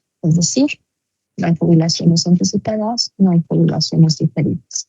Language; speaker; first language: Spanish; native; Spanish